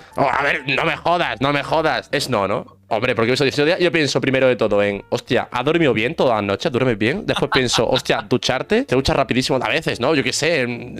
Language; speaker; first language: Spanish; native; Spanish